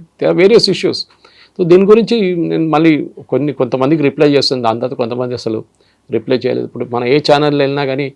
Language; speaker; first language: Telugu; non-native, fluent; Malayalam